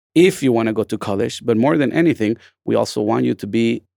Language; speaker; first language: English; non-native, fluent; Spanish